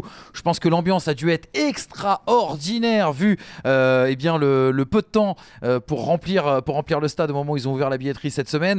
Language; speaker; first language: French; native; French